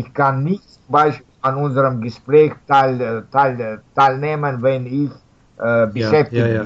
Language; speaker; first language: German; non-native, learner; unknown